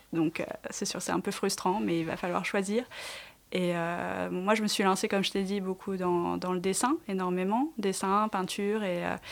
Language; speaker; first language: French; native; French